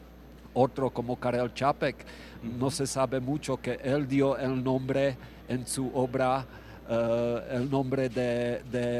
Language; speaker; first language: Spanish; non-native, fluent; Czech